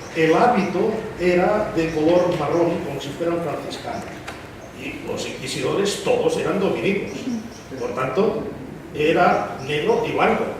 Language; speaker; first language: Spanish; non-native, local second language; Catalan